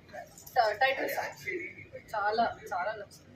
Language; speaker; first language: Telugu; non-native, local second language; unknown